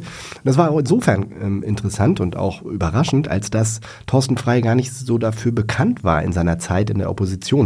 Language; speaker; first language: German; native; German